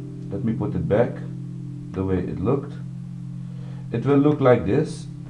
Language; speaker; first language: English; non-native, fluent; Dutch